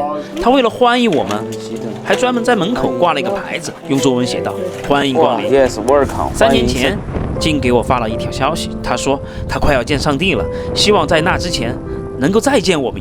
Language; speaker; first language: Chinese; native; Chinese